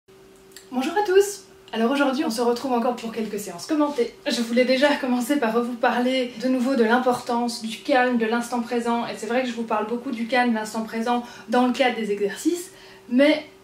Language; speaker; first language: French; native; French